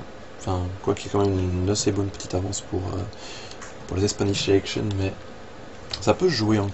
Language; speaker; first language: French; native; French